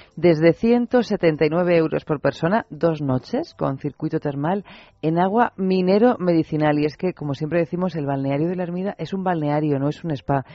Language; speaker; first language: Spanish; native; Spanish